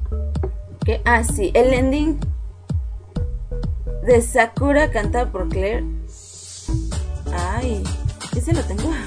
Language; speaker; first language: Spanish; native; Spanish